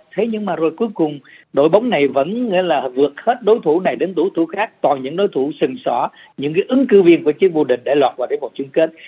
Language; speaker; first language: Vietnamese; native; Vietnamese